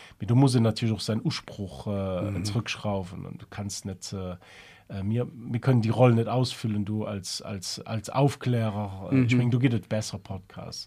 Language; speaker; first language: Luxembourgish; early bilingual, other home language; German